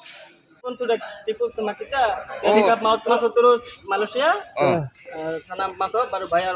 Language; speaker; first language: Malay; non-native, learner; Rohingya